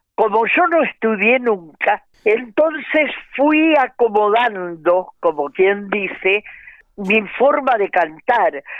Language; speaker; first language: Spanish; native; Spanish